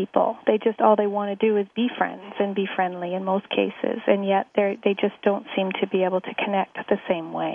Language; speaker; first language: English; native; English